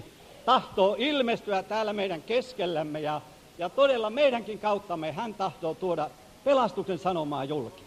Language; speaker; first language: Finnish; native; Finnish